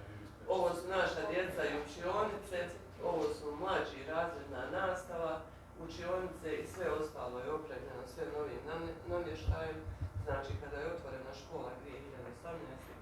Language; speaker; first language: Bosnian; native; Bosnian